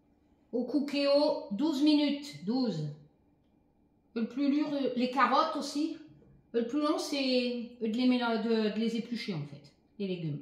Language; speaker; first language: French; native; French